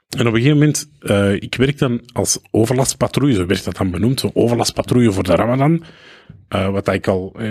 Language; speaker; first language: Dutch; early bilingual, other home language; Arabic